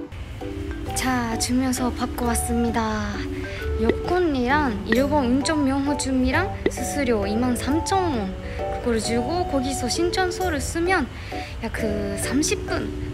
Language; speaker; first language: Korean; non-native, fluent; Japanese